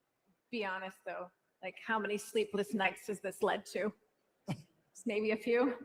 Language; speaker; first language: English; native; English